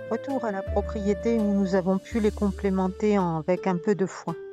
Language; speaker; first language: French; native; French